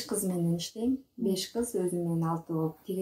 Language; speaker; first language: Kyrgyz; native; Kyrgyz